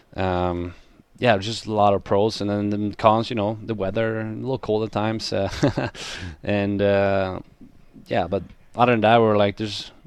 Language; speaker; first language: English; non-native, fluent; Swedish